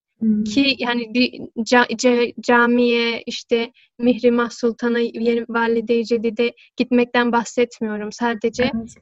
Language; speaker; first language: Turkish; early bilingual, heritage; Turkish